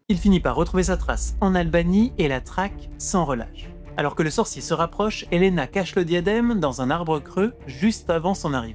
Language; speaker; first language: French; native; French